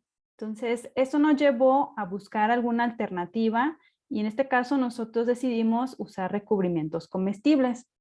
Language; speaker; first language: Spanish; native; Spanish